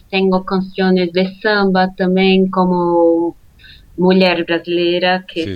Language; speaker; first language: Spanish; non-native, fluent; Portuguese